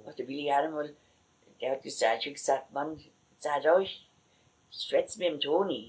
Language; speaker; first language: German; native; German